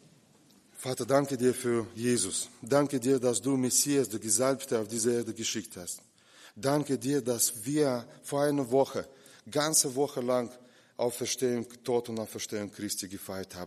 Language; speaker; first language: German; non-native, fluent; Russian